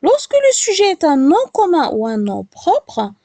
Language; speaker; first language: French; non-native, local second language; Arabic